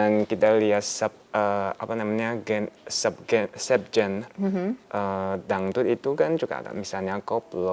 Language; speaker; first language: Indonesian; non-native, fluent; Chinese